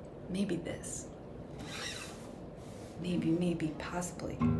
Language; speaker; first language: English; native; English